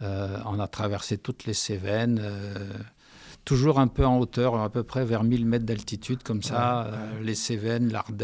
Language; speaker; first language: French; early bilingual, heritage; French